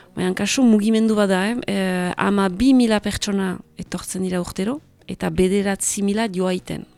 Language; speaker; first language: Basque; native; Basque